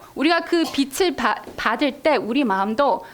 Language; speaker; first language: Korean; native; Korean